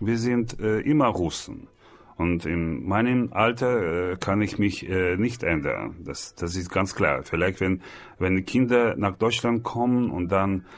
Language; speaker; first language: German; non-native, learner; Russian